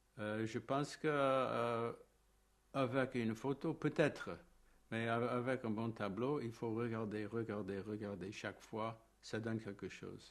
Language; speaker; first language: French; non-native, fluent; English